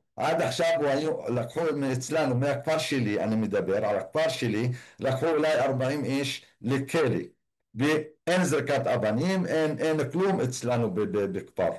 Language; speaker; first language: Hebrew; non-native, local second language; Arabic